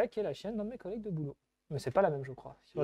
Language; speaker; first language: French; native; French